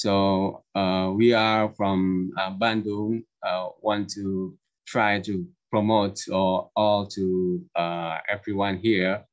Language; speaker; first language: English; non-native, learner; Indonesian